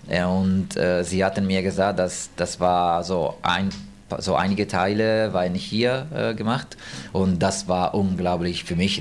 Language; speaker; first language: German; non-native, fluent; Italian